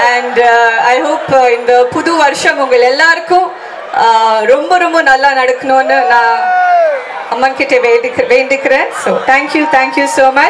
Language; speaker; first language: Tamil; non-native, fluent; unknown